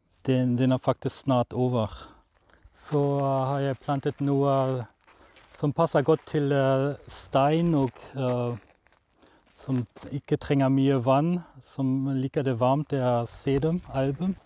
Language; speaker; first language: Norwegian; non-native, fluent; German